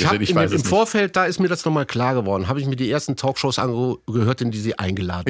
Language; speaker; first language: German; native; German